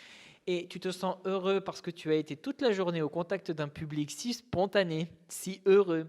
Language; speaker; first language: French; native; French